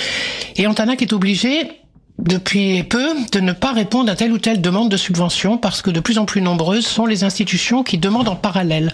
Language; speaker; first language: French; native; French